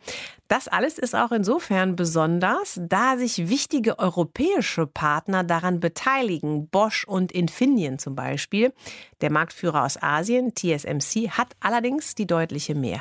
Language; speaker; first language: German; native; German